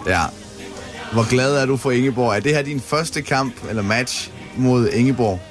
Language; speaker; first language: Danish; native; Danish